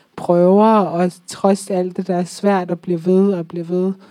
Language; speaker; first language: Danish; early bilingual, other home language; Persian